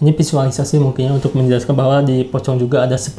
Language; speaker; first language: Indonesian; native; Indonesian